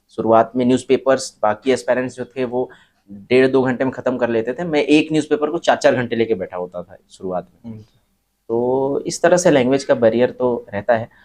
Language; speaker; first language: Hindi; native; Hindi